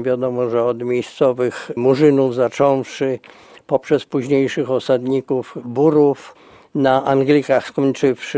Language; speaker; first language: Polish; native; Polish